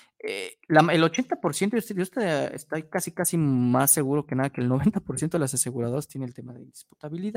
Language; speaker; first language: Spanish; native; Spanish